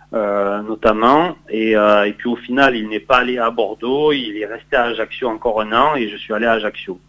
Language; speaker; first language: French; native; French